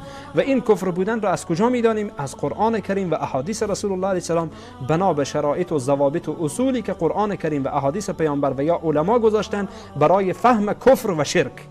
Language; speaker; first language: Persian; native; Persian